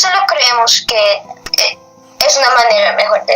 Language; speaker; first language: Spanish; non-native, fluent; English